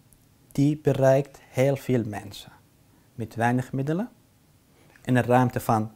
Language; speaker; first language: Dutch; non-native, fluent; Arabic